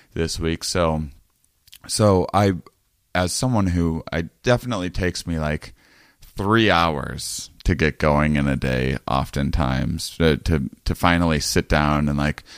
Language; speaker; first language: English; native; English